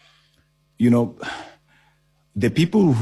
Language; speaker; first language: English; non-native, local second language; Xhosa